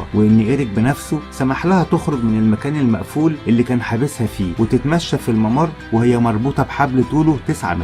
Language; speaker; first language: Arabic; native; Arabic